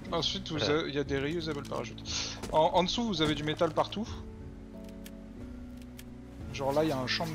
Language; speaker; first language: French; native; French